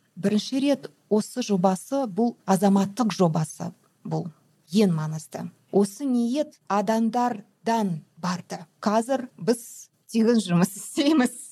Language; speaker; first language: Kazakh; non-native, local second language; Russian